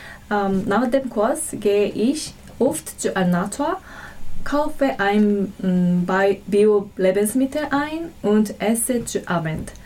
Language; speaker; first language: German; non-native, learner; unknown